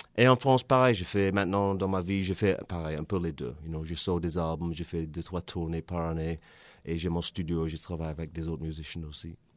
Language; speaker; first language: French; non-native, fluent; English